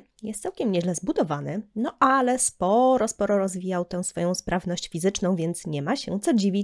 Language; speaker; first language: Polish; native; Polish